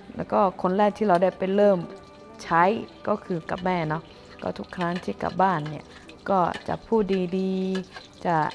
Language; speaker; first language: Thai; non-native, local second language; Akha